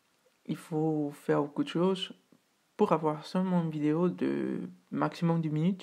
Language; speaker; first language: French; non-native, fluent; Spanish